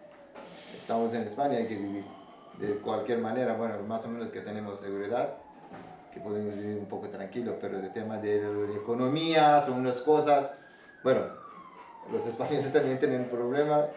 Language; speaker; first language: Spanish; non-native, learner; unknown